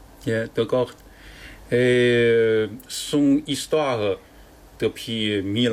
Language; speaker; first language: French; non-native, learner; Chinese